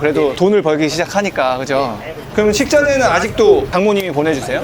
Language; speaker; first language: Korean; native; Korean